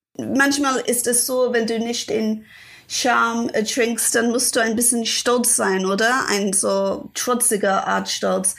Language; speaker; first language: German; non-native, fluent; English